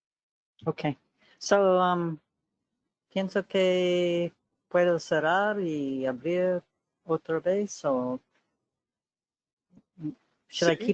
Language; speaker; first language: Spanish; non-native, fluent; English